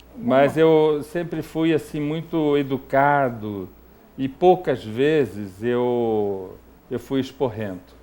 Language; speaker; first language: Portuguese; native; Portuguese